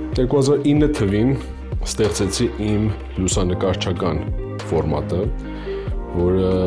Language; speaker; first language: Armenian; early bilingual, heritage; Armenian